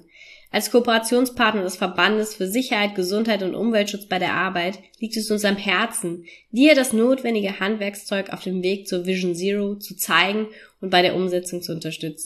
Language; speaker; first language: German; native; German